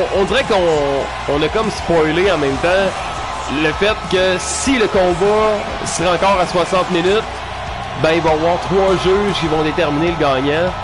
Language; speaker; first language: French; native; French